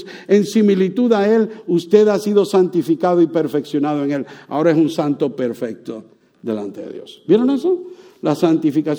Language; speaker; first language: Spanish; native; Spanish